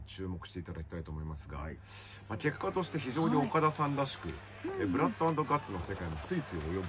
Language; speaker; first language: Japanese; native; Japanese